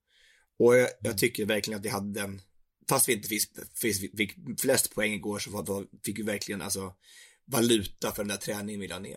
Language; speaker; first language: Swedish; native; Swedish